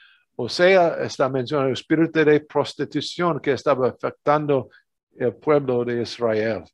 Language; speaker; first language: Spanish; non-native, fluent; English